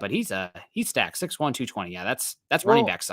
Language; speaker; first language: English; native; English